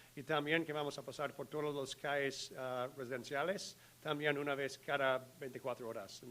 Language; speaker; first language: Spanish; non-native, learner; English